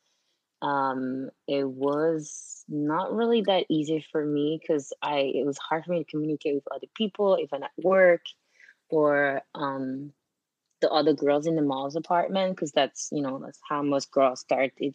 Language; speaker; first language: English; non-native, fluent; French